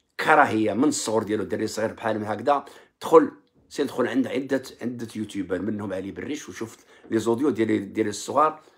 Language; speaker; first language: Arabic; native; Arabic